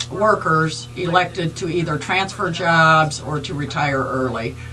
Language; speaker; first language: English; native; English